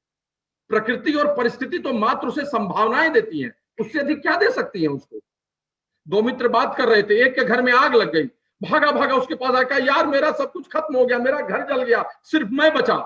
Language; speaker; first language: Hindi; native; Hindi